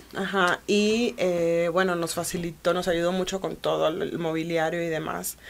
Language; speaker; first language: Spanish; native; Spanish